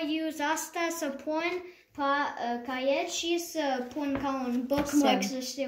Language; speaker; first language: Romanian; early bilingual, heritage; Romanian